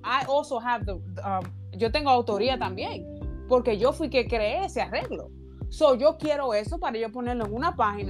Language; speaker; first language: Spanish; early bilingual, heritage; Spanish